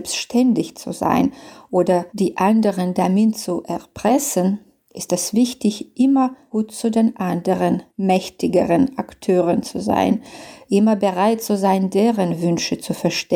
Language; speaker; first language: German; non-native, fluent; Belarusian